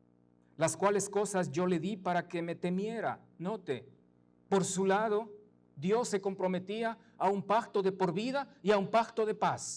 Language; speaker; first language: Spanish; native; Spanish